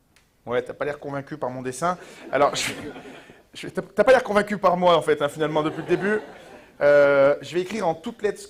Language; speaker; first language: French; native; French